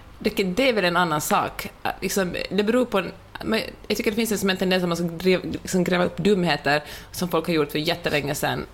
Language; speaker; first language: Swedish; native; Swedish